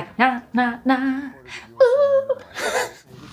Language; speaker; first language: English; native; English